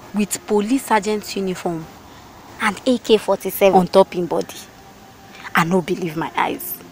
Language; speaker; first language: Nigerian Pidgin; native; Nigerian Pidgin